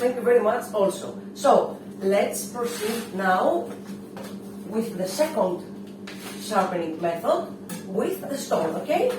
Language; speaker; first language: English; non-native, fluent; Greek